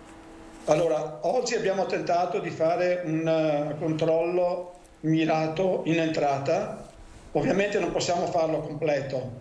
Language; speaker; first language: Italian; native; Italian